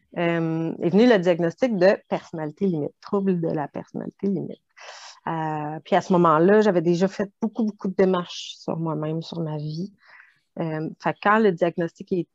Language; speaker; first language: French; native; French